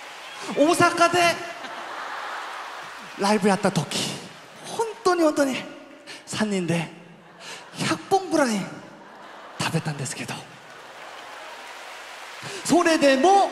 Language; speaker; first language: Japanese; non-native, fluent; Korean